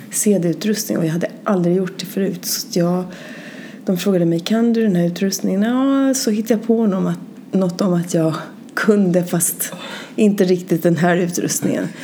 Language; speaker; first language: Swedish; early bilingual, other home language; Spanish